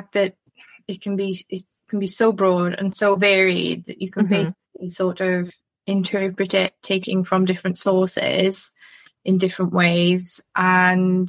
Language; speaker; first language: English; native; English